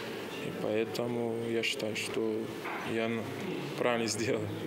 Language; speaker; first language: Russian; non-native, learner; Portuguese